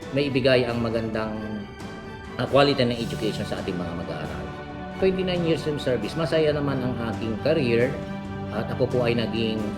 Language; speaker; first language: Filipino; non-native, local second language; Pangasinan